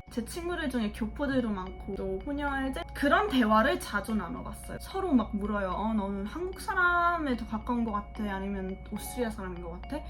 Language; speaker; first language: Korean; early bilingual, heritage; Korean